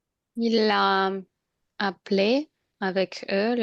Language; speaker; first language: French; non-native, learner; Ukrainian